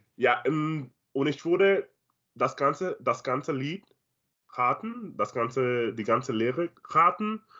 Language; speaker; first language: German; non-native, learner; Spanish